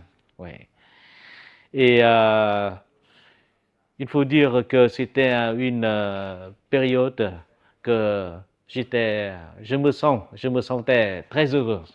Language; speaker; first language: French; non-native, fluent; Vietnamese